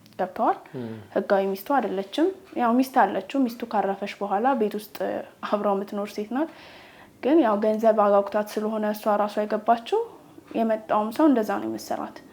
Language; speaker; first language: Amharic; native; Amharic